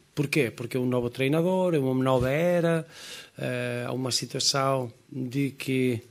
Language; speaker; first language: Portuguese; non-native, fluent; Spanish